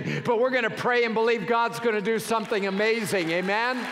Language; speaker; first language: English; native; English